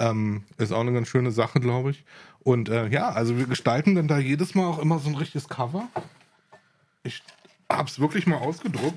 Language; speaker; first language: German; native; German